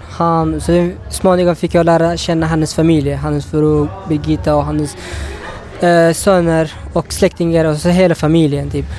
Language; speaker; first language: Swedish; non-native, learner; Tigrinya